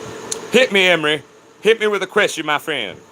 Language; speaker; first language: English; native; English